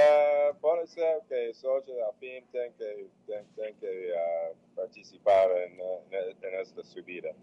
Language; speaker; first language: Portuguese; non-native, fluent; English